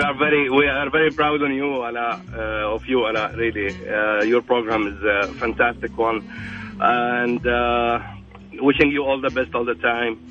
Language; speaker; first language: English; non-native, fluent; Arabic